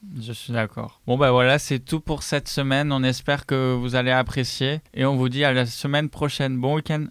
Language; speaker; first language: French; native; French